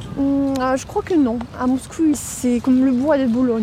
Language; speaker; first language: French; non-native, fluent; Russian